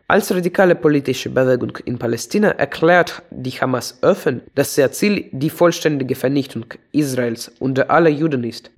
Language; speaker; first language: German; non-native, fluent; Russian